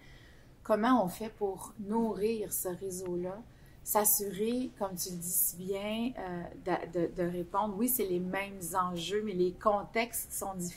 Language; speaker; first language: French; native; French